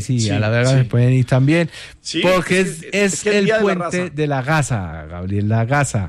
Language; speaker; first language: Spanish; native; Spanish